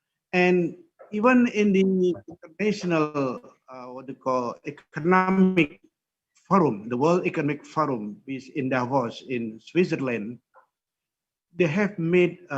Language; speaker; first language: English; non-native, fluent; Indonesian